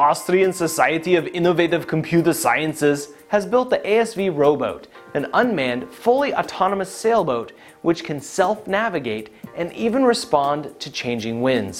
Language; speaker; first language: English; native; English